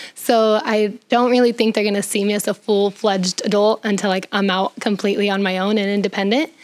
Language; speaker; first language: English; early bilingual, other home language; Spanish